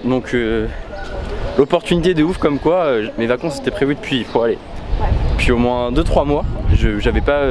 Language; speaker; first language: French; native; French